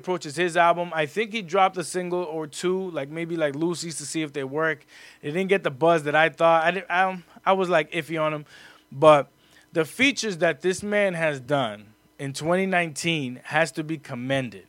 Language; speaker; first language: English; native; English